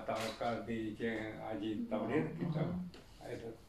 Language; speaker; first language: Russian; non-native, learner; Chinese